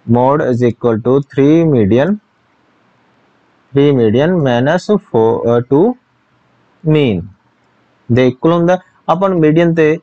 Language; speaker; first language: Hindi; non-native, local second language; Punjabi